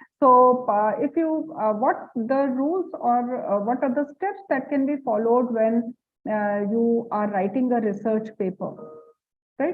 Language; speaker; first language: English; non-native, local second language; Hindi